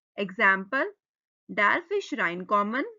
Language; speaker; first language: German; non-native, fluent; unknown